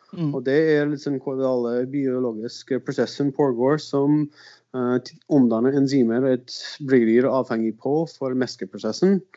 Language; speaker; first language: Norwegian; non-native, fluent; English